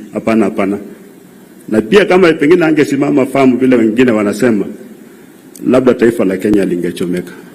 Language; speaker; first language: Swahili; non-native, local second language; Luyia